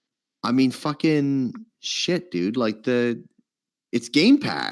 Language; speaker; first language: English; native; English